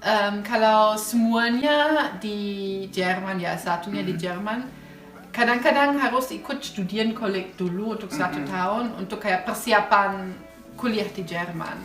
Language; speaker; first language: Indonesian; non-native, fluent; German